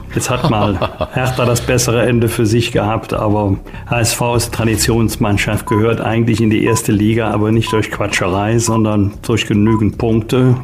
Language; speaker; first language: German; native; German